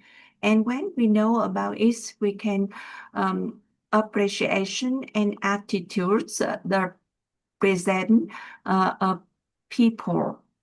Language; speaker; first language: English; non-native, learner; Vietnamese